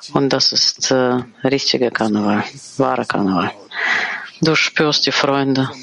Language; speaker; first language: German; non-native, fluent; Portuguese